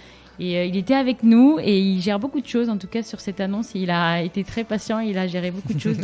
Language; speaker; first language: French; native; French